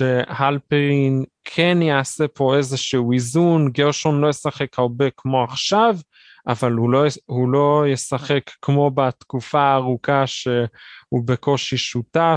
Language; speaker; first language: Hebrew; native; Hebrew